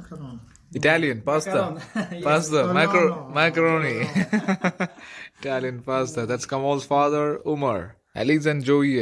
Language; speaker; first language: English; non-native, local second language; Malayalam